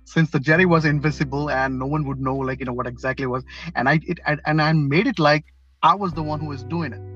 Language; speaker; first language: English; non-native, local second language; Malayalam